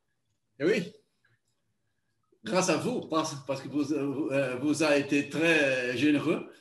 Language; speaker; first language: French; non-native, learner; Portuguese